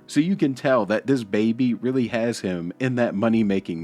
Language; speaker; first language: English; native; English